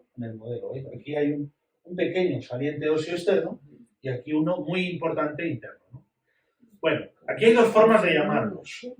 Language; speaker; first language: Spanish; native; Spanish